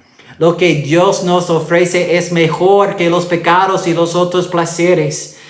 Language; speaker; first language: Spanish; non-native, fluent; English